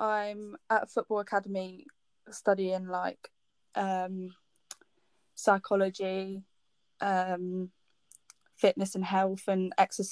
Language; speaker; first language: English; native; English